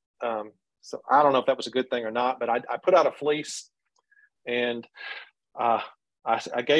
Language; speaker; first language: English; native; English